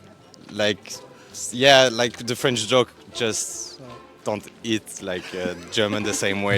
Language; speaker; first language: English; non-native, fluent; French